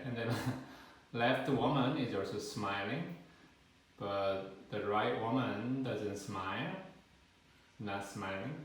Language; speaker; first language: English; non-native, fluent; Korean